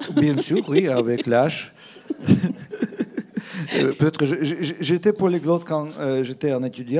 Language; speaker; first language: French; non-native, fluent; Russian